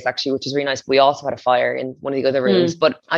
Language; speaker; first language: English; native; English